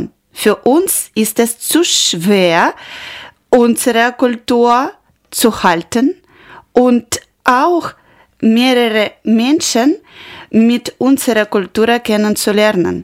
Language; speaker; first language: German; non-native, learner; Ukrainian